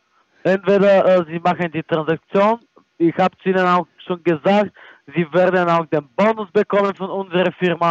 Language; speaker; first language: German; non-native, fluent; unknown